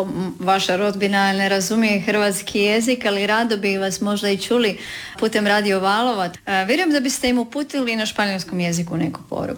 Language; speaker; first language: Serbian; native; Serbian